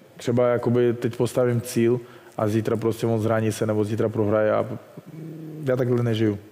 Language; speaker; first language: Czech; non-native, fluent; Russian